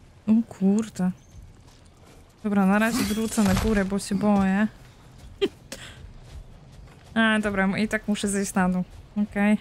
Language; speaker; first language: Polish; native; Polish